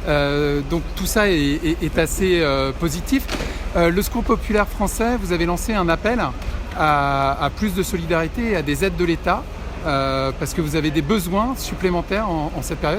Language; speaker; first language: French; native; French